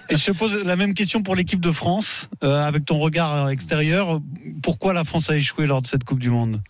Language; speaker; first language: French; native; French